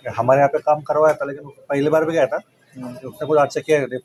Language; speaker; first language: Hindi; non-native, local second language; Marathi